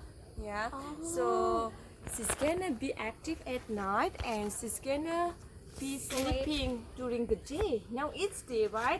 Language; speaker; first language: English; non-native, learner; Indonesian